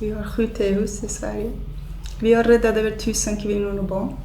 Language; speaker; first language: Swedish; non-native, fluent; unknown